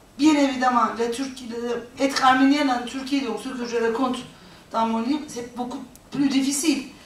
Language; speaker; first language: French; non-native, fluent; Turkish